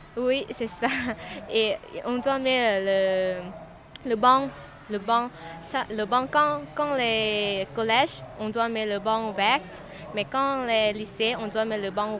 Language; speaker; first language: French; non-native, learner; Lao